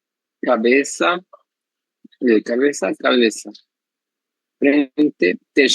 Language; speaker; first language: Portuguese; non-native, learner; Spanish